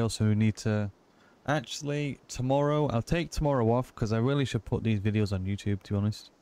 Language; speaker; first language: English; native; English